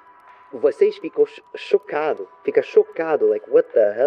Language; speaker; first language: Portuguese; non-native, learner; French